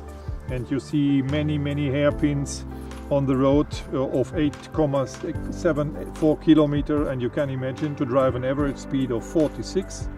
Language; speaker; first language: English; non-native, fluent; German